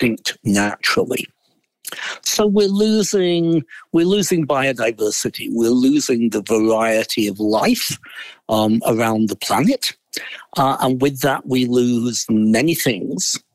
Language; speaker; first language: English; native; English